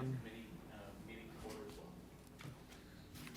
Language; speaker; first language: English; native; English